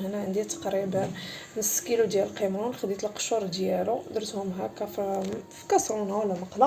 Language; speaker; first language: Arabic; native; Arabic